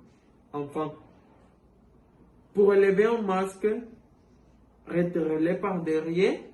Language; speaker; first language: French; non-native, fluent; Spanish